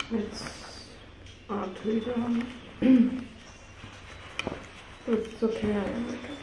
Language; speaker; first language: English; non-native, learner; German